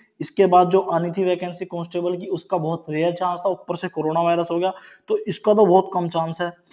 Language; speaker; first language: Hindi; native; Hindi